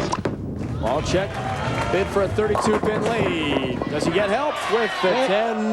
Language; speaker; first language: English; native; English